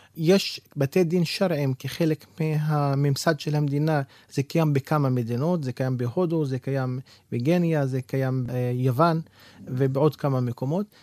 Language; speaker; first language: Hebrew; non-native, local second language; Arabic